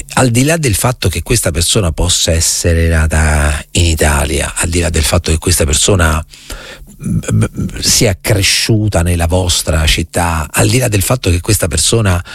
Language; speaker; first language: Italian; native; Italian